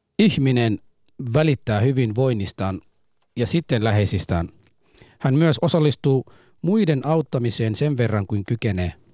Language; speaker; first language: Finnish; early bilingual, other home language; Somali